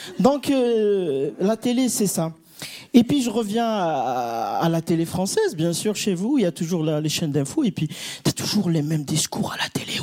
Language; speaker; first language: French; non-native, local second language; Kabyle